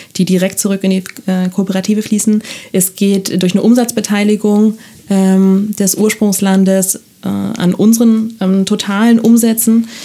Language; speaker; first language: German; non-native, fluent; Spanish